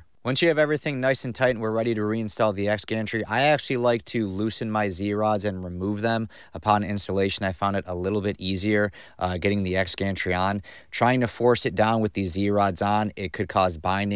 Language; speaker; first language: English; native; English